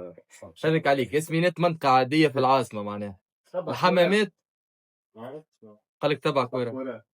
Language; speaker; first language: Arabic; native; Arabic